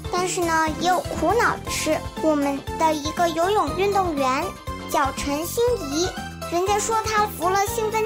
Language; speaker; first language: Chinese; native; Chinese